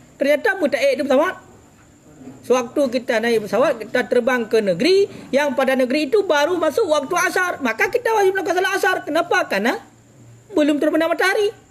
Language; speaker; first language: Malay; non-native, local second language; Achinese